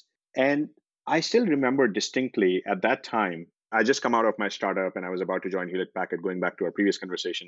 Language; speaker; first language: English; non-native, local second language; Hindi